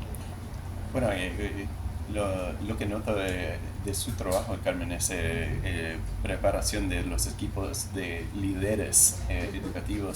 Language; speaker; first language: Spanish; non-native, learner; English